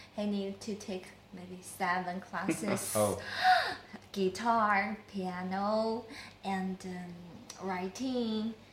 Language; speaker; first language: English; non-native, learner; Chinese